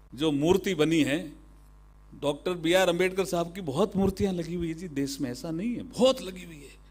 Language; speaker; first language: Hindi; native; Hindi